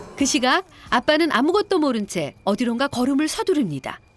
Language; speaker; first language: Korean; native; Korean